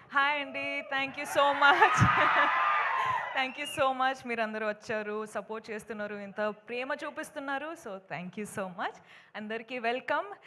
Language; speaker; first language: Telugu; non-native, local second language; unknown